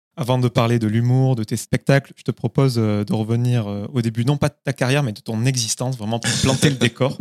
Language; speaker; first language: French; native; French